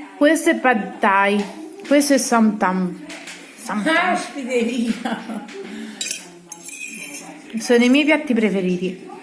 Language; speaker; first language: Italian; non-native, learner; Thai